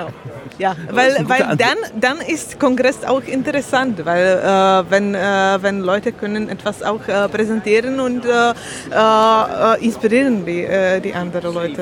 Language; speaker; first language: German; non-native, learner; Slovak